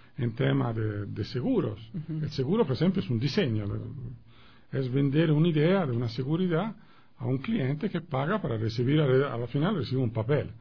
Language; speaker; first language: Spanish; non-native, fluent; Italian